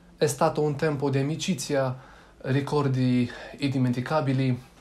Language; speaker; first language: Italian; non-native, learner; Romanian